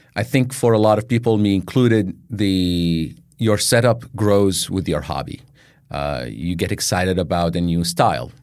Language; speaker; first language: English; non-native, fluent; Arabic